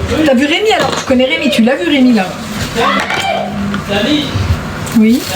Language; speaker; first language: French; native; French